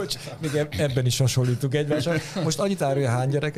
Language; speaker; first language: Hungarian; native; Hungarian